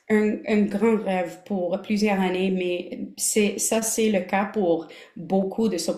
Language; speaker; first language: French; non-native, local second language; English